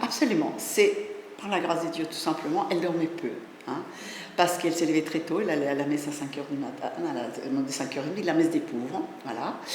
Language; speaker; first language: French; non-native, fluent; Spanish